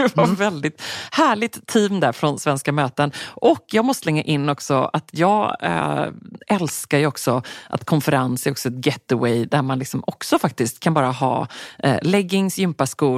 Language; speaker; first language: Swedish; native; Swedish